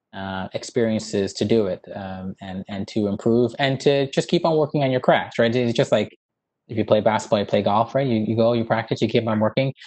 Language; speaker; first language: English; native; English